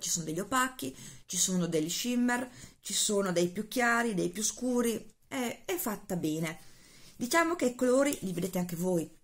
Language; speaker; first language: Italian; native; Italian